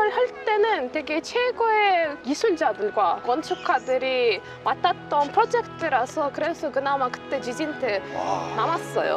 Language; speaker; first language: Korean; non-native, fluent; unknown